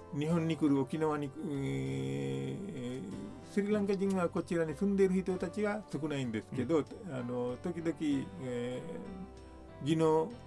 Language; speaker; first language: Japanese; non-native, fluent; Sinhala